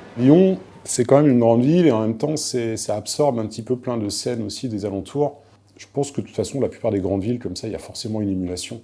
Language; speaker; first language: French; native; French